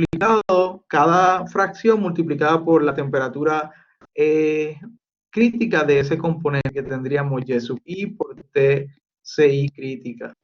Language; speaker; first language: Spanish; native; Spanish